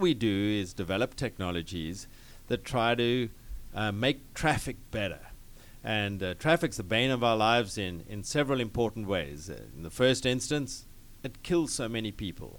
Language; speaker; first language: English; native; English